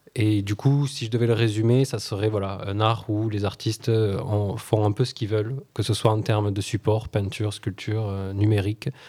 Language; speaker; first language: French; native; French